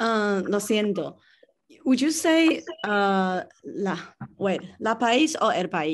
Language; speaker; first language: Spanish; non-native, learner; Chinese